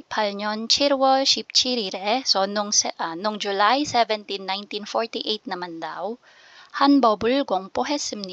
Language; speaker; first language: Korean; non-native, learner; Filipino